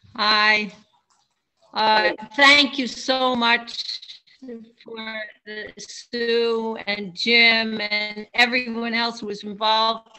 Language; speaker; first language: English; native; English